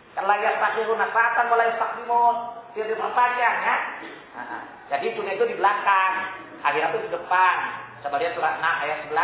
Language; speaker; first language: Indonesian; non-native, local second language; Sundanese